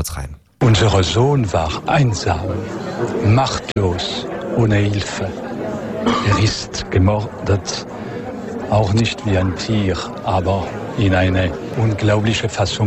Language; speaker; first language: German; non-native, learner; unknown